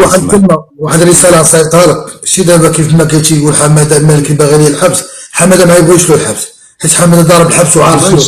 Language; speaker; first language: Arabic; native; Arabic